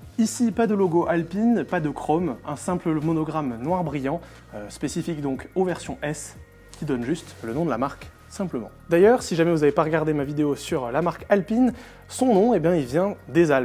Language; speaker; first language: French; native; French